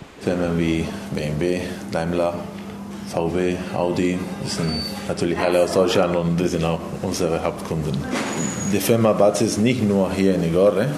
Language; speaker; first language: German; non-native, fluent; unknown